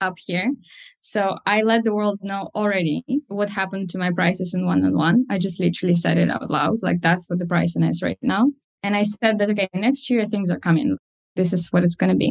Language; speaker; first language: English; non-native, fluent; Russian